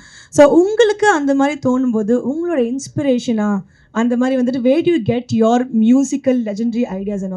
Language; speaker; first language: Tamil; native; Tamil